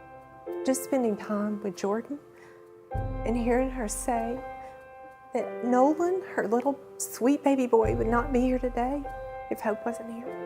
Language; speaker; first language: English; native; English